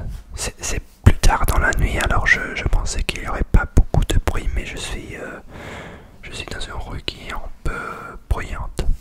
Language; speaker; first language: French; non-native, learner; English